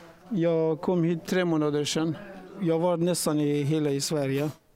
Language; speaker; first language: Swedish; non-native, learner; Persian